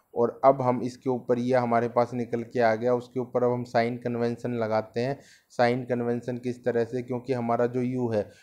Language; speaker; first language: Hindi; native; Hindi